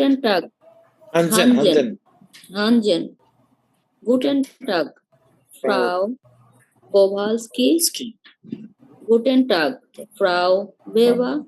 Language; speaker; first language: German; non-native, learner; Bangla